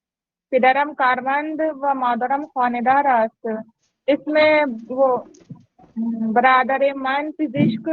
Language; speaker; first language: Persian; non-native, learner; Urdu